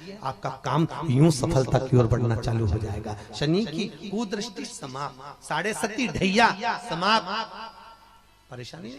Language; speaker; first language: Hindi; native; Hindi